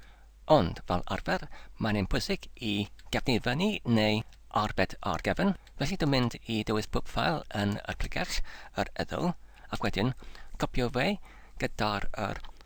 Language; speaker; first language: Welsh; non-native, fluent; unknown